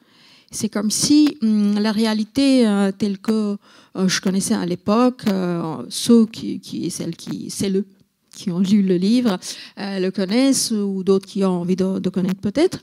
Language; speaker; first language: French; non-native, fluent; Bangla